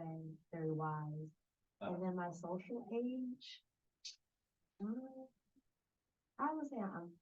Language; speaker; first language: English; native; English